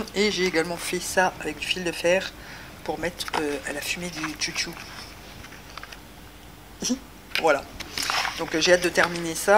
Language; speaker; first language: French; native; French